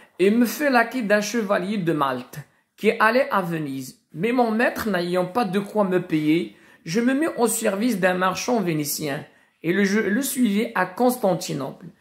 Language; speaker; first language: French; non-native, local second language; Arabic